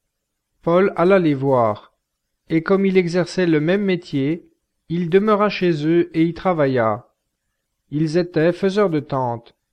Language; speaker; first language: French; native; French